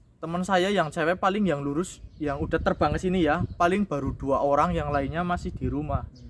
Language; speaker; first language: Indonesian; non-native, local second language; Javanese